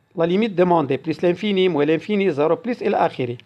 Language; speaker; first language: French; non-native, local second language; Arabic